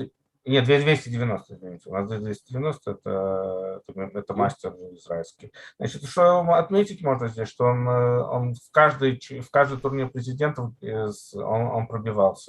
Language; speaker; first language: Russian; native; Russian